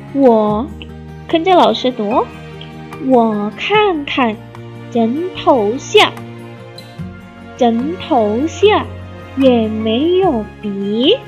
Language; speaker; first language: Chinese; non-native, fluent; Indonesian